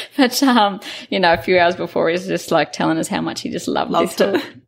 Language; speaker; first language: English; native; English